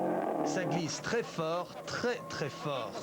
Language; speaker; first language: French; native; French